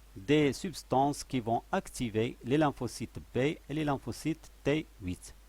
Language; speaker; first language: French; non-native, local second language; Arabic